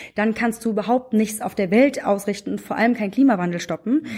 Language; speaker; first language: German; native; German